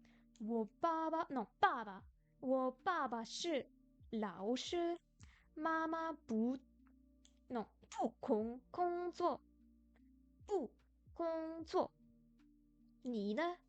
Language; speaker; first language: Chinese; non-native, learner; French